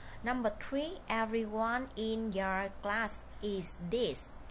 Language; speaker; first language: English; non-native, fluent; Vietnamese